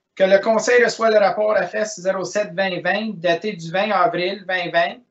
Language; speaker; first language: French; native; French